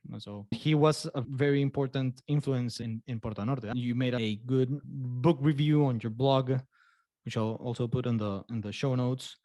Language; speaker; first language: English; non-native, fluent; Spanish